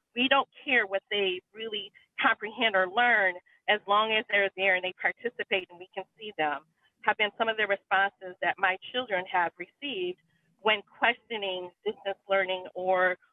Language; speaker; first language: English; native; English